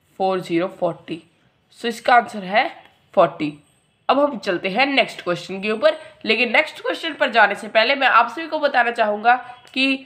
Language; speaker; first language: Hindi; non-native, local second language; Punjabi